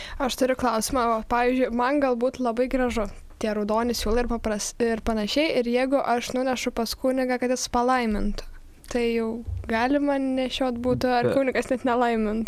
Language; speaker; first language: Lithuanian; native; Lithuanian